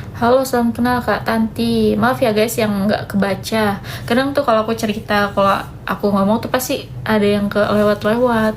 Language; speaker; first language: Indonesian; native; Indonesian